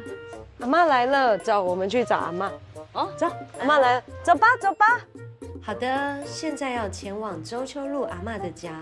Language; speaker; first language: Chinese; native; Chinese